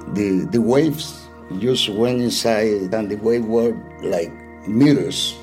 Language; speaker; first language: English; non-native, fluent; Spanish